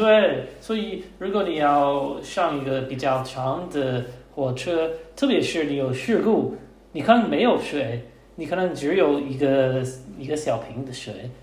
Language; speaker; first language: Chinese; non-native, learner; English